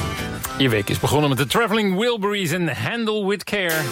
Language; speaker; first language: Dutch; native; Dutch